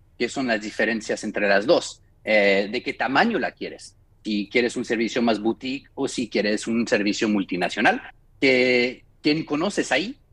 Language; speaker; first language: Spanish; non-native, fluent; French